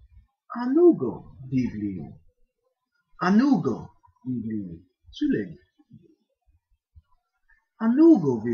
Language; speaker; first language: Greek; non-native, fluent; English